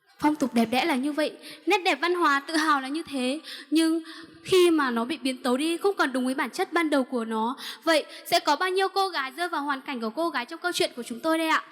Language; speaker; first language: Vietnamese; non-native, local second language; Hmong